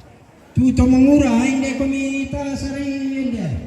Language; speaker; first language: Indonesian; non-native, local second language; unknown